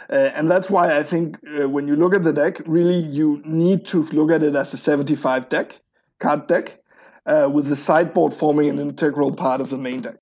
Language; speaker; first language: English; non-native, fluent; Danish